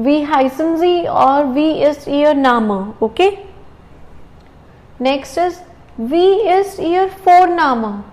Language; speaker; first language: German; non-native, learner; Hindi